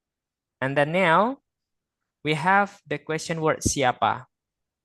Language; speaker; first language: English; non-native, fluent; Indonesian